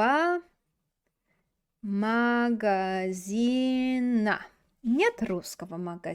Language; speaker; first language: Russian; non-native, fluent; English